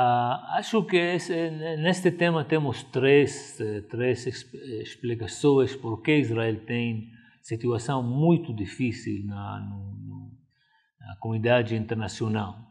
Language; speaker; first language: Portuguese; non-native, fluent; Arabic